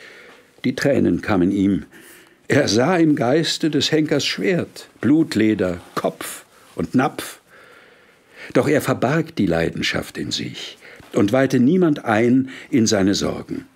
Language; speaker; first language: German; native; German